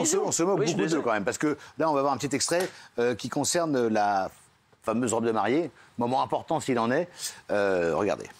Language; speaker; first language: French; native; French